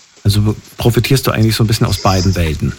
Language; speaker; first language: German; native; German